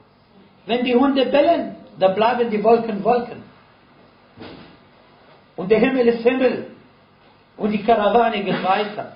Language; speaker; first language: German; non-native, fluent; Arabic